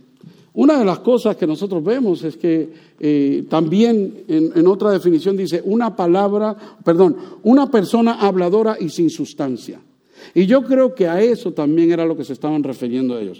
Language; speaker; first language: Spanish; native; Spanish